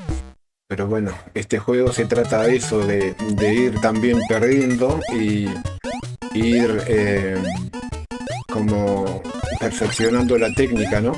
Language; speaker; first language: Spanish; native; Spanish